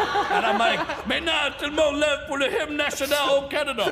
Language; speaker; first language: French; non-native, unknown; English